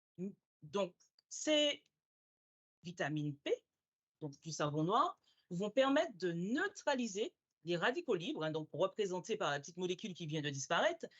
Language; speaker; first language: French; native; French